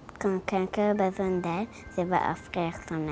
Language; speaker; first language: French; non-native, local second language; English